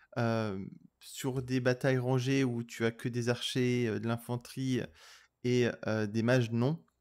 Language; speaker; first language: French; native; French